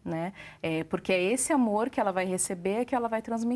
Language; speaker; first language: Portuguese; native; Portuguese